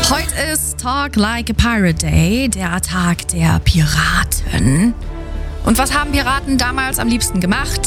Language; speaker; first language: German; native; German